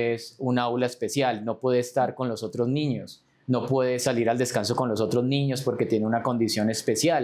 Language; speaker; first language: Spanish; native; Spanish